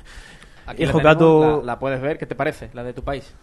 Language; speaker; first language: Spanish; native; Spanish